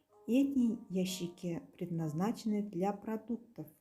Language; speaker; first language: Russian; non-native, local second language; Kazakh